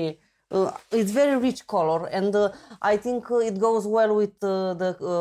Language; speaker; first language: English; non-native, fluent; Romanian